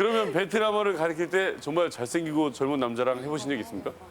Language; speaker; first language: Korean; native; Korean